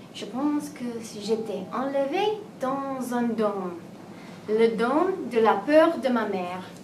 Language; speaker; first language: French; non-native, learner; English